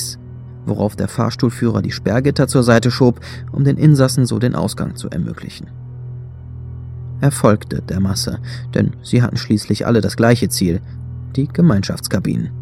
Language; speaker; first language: German; native; German